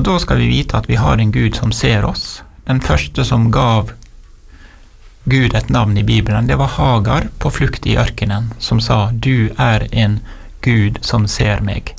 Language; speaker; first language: Norwegian; native; Norwegian